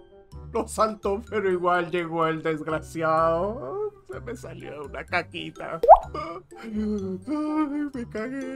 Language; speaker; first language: Spanish; native; Spanish